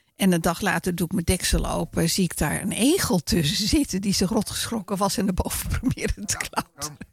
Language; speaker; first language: Dutch; native; Dutch